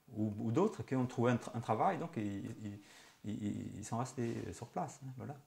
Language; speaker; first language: French; native; French